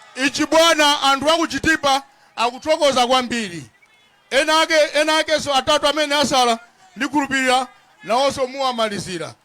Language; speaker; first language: Nyanja; non-native, local second language; Tumbuka